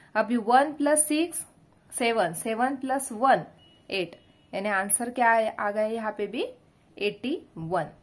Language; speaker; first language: Hindi; non-native, local second language; Marathi